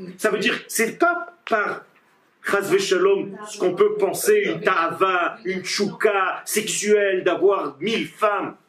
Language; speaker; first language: French; non-native, fluent; Hebrew